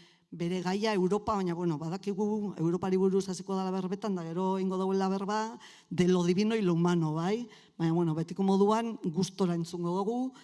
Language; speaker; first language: Basque; native; Basque